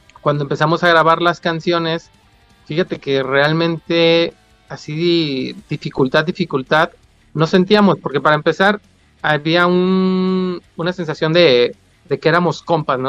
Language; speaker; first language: Spanish; native; Spanish